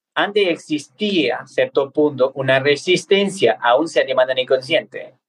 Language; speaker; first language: Spanish; non-native, fluent; Tibetan